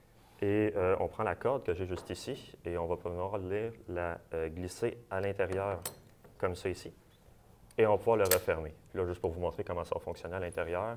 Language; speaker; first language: French; native; French